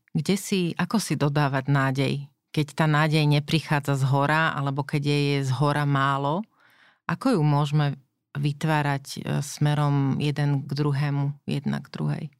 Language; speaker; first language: Slovak; native; Slovak